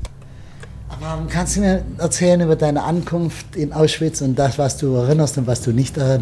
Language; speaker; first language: German; native; German